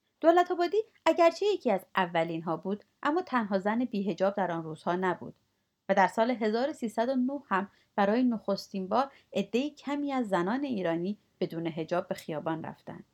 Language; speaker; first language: Persian; native; Persian